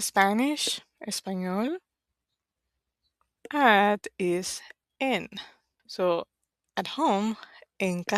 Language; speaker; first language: Spanish; non-native, fluent; English